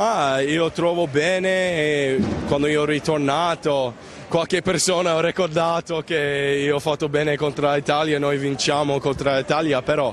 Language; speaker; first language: Italian; non-native, learner; Spanish